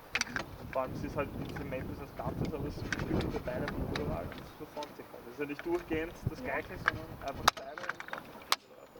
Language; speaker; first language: German; native; German